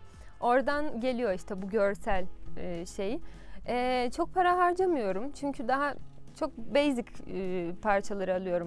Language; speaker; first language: Turkish; non-native, fluent; Portuguese